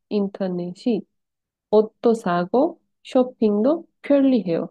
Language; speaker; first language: Korean; non-native, fluent; Bangla